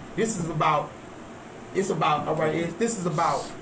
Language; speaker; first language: English; native; English